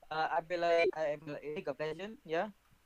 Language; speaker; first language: English; non-native, learner; Vietnamese